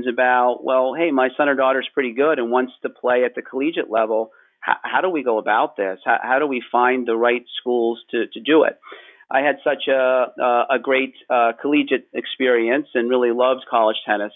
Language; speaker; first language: English; native; English